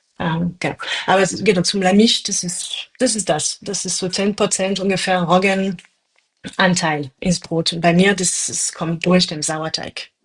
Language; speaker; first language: German; non-native, fluent; French